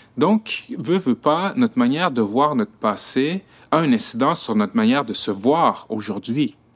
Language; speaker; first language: French; native; French